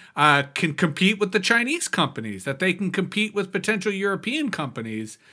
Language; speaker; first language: English; native; English